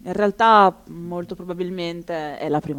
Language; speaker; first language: Italian; native; Italian